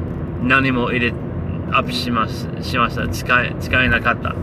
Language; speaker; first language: Japanese; non-native, learner; English